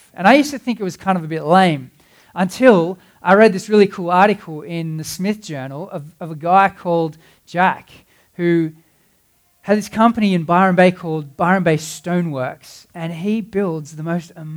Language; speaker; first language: English; native; English